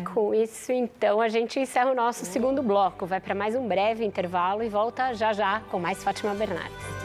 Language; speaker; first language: Portuguese; native; Portuguese